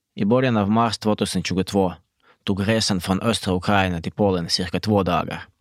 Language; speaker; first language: Swedish; non-native, fluent; Russian